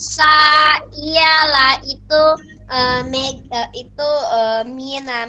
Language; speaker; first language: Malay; non-native, learner; Chinese